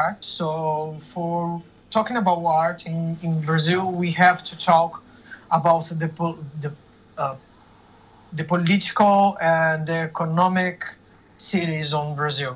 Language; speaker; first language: English; non-native, learner; Portuguese